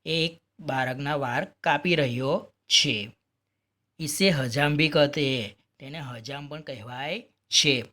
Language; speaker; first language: Hindi; non-native, local second language; Gujarati